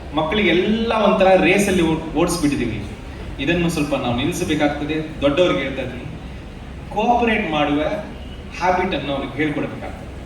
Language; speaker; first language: Kannada; non-native, fluent; Tamil